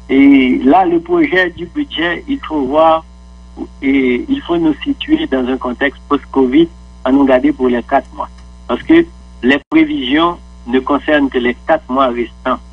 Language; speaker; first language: French; non-native, local second language; Haitian Creole